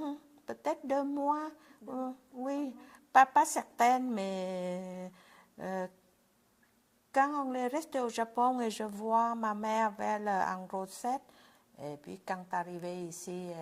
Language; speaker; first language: French; non-native, learner; Vietnamese